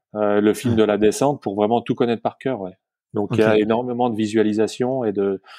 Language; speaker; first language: French; native; French